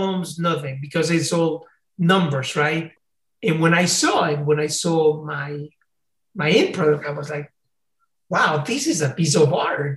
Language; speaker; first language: English; non-native, fluent; Spanish